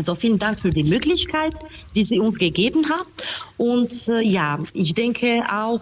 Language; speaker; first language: German; non-native, fluent; Albanian